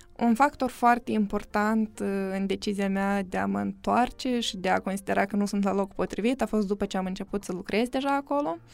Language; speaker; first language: Romanian; native; Romanian